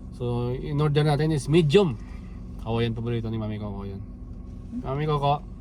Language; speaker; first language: Filipino; non-native, local second language; Hiligaynon